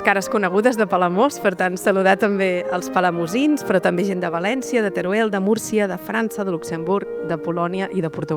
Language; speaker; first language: Catalan; native; Catalan